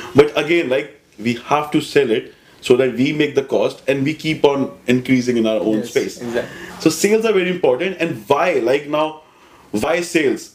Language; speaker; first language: English; non-native, local second language; Hindi